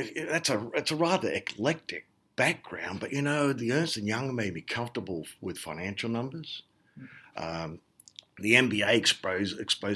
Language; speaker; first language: English; native; English